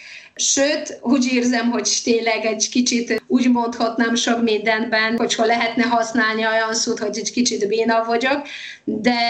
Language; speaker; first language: Hungarian; non-native, fluent; Polish